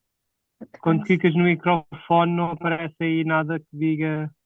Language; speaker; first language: Portuguese; native; Portuguese